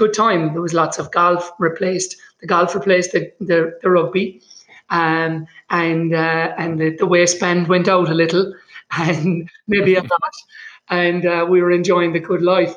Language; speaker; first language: English; native; English